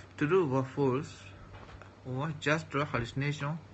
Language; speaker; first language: English; non-native, learner; Japanese